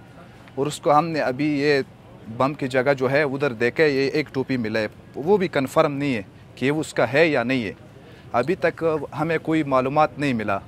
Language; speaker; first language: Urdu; non-native, local second language; Pashto